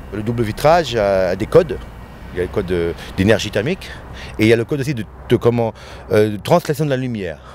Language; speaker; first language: French; native; French